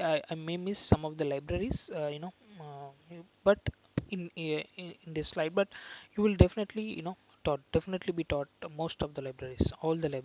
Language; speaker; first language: English; non-native, local second language; Telugu